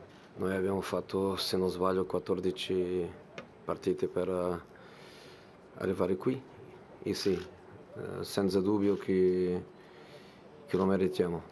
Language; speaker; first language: Italian; non-native, fluent; Portuguese